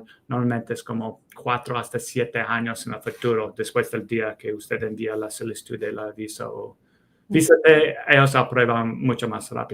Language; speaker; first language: Spanish; non-native, fluent; English